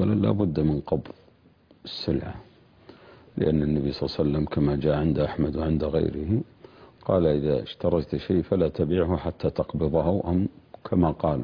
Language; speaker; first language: Arabic; native; Arabic